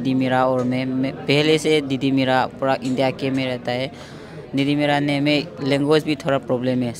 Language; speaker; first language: Hindi; non-native, local second language; Manipuri